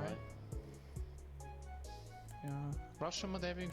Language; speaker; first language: German; native; German